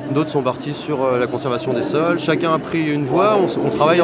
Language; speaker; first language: French; native; French